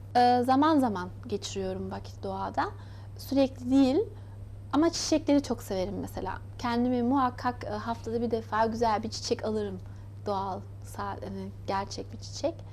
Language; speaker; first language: Turkish; early bilingual, heritage; Turkish